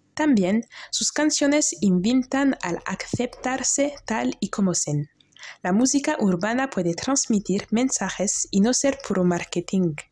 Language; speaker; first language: Spanish; non-native, learner; French